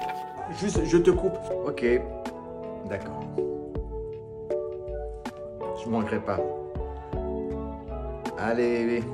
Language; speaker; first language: French; native; French